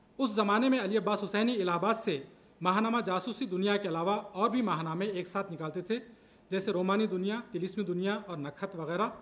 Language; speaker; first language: Urdu; native; Urdu